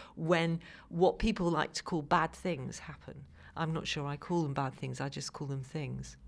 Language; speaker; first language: English; native; English